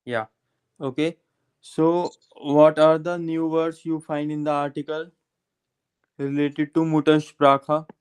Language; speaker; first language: English; non-native, local second language; Hindi